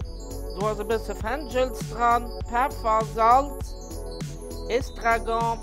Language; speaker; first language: German; non-native, local second language; Luxembourgish